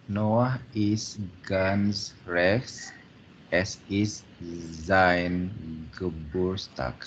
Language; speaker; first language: German; non-native, learner; Indonesian